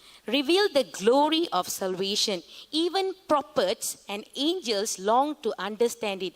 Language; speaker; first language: English; non-native, local second language; Tamil